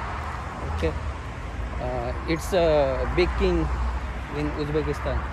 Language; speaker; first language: English; non-native, learner; Hindi